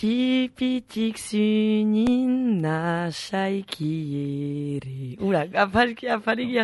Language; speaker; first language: Basque; native; Basque